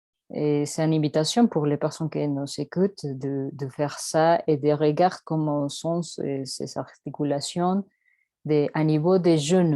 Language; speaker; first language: French; non-native, learner; Spanish